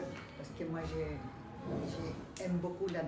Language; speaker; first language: French; non-native, fluent; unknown